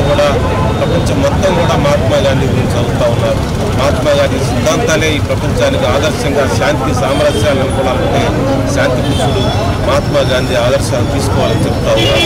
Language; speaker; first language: Telugu; native; Telugu